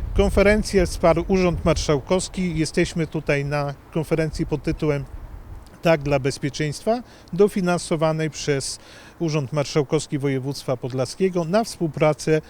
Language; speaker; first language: Polish; native; Polish